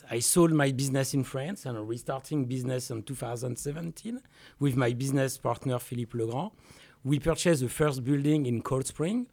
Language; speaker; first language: English; non-native, learner; French